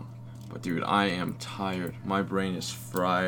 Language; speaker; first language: English; non-native, fluent; Danish